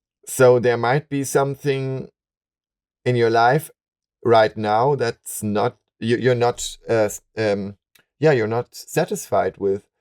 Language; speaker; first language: English; non-native, fluent; German